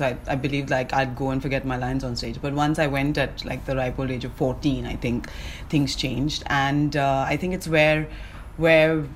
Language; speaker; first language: English; non-native, local second language; Malayalam